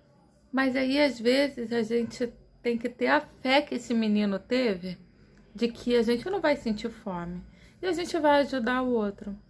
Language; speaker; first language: Portuguese; native; Portuguese